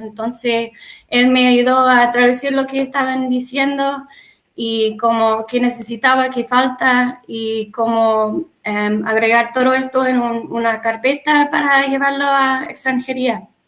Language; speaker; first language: Spanish; non-native, learner; English